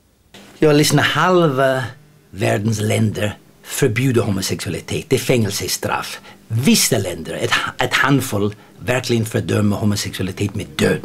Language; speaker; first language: Swedish; non-native, fluent; English